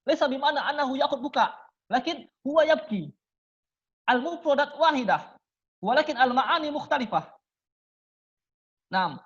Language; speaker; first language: Arabic; non-native, learner; Indonesian